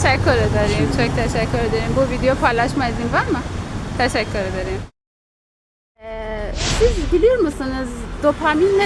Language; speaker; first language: Turkish; non-native, learner; Persian